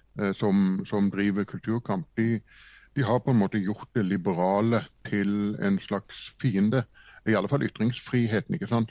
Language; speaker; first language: Norwegian; native; Norwegian